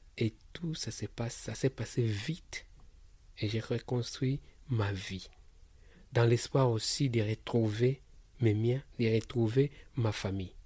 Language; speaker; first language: French; non-native, local second language; Lingala